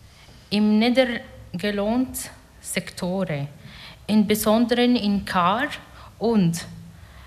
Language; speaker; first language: German; non-native, learner; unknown